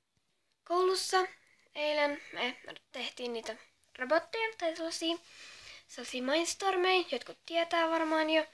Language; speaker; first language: Finnish; native; Finnish